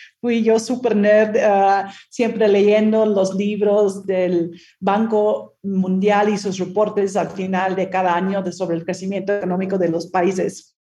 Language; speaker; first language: Spanish; non-native, fluent; English